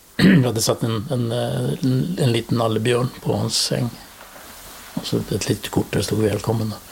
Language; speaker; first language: Swedish; native; Swedish